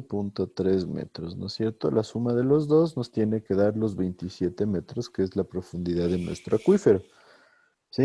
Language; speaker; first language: Spanish; native; Spanish